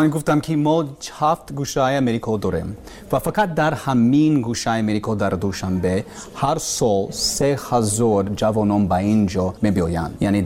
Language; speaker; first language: Persian; non-native, learner; English